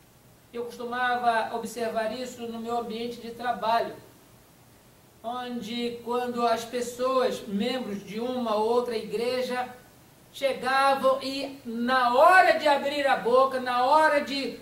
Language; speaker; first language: Portuguese; native; Portuguese